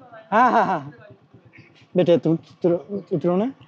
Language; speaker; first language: Hindi; non-native, learner; Bangla